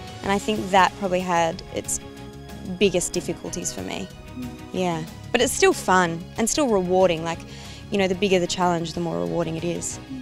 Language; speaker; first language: English; early bilingual, other home language; Portuguese